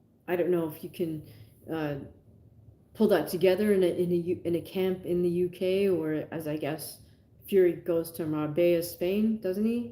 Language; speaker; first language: English; native; English